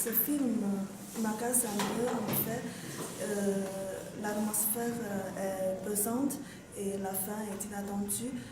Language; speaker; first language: French; non-native, learner; Chinese